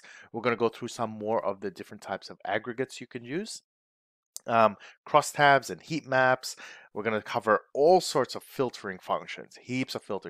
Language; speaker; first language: English; native; English